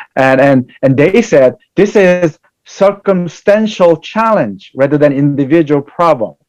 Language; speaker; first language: English; non-native, fluent; Korean